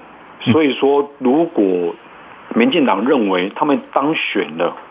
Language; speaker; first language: Chinese; native; Chinese